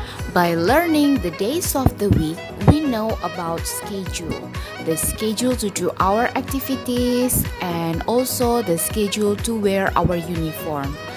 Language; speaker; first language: English; non-native, fluent; Indonesian